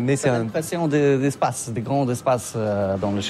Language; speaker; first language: French; non-native, learner; Polish